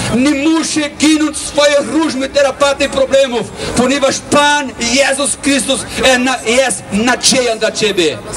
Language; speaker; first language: Polish; non-native, learner; Portuguese